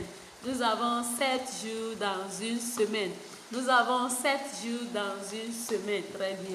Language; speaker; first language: French; non-native, fluent; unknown